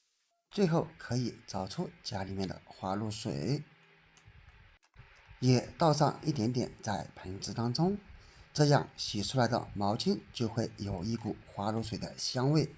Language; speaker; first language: Chinese; native; Chinese